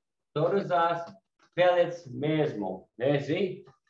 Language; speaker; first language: Portuguese; non-native, learner; English